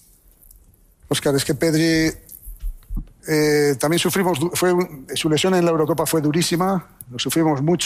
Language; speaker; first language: Spanish; native; Spanish